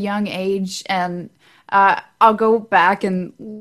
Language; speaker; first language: English; native; English